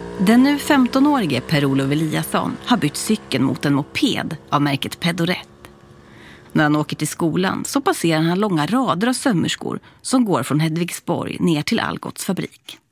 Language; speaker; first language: Swedish; native; Swedish